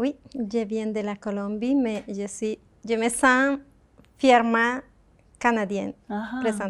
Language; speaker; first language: French; non-native, fluent; Spanish